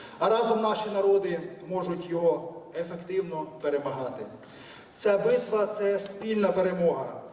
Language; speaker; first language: Ukrainian; native; Ukrainian